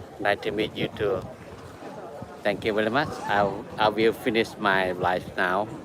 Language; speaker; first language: English; non-native, learner; Thai